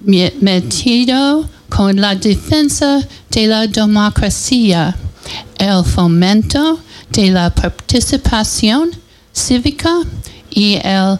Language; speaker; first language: Spanish; non-native, learner; English